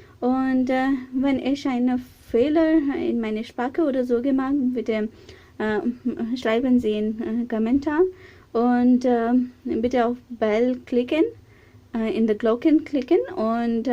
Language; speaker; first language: German; non-native, learner; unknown